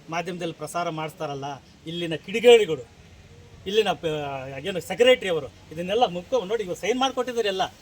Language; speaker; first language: Kannada; native; Kannada